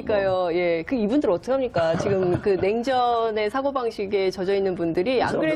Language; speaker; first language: Korean; native; Korean